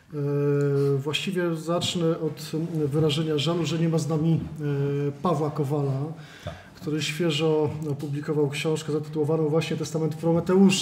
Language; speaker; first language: Polish; native; Polish